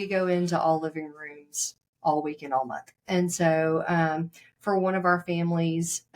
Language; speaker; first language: English; native; English